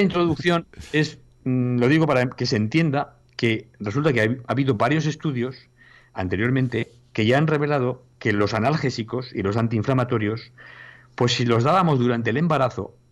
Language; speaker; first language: Spanish; native; Spanish